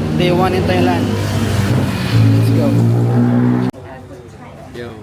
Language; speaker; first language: English; non-native, local second language; Filipino